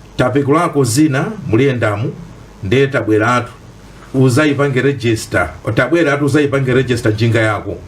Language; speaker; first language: Nyanja; native; Nyanja